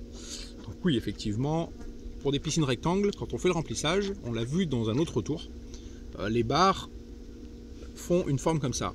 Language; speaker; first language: French; native; French